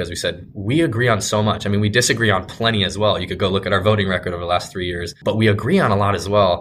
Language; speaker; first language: English; native; English